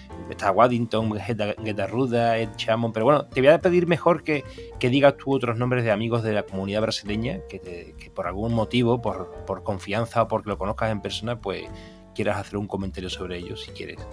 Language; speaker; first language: Spanish; native; Spanish